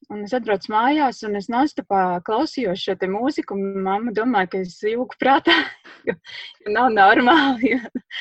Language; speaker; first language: Latvian; native; Latvian